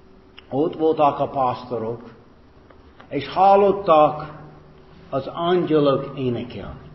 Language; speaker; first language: Hungarian; non-native, fluent; English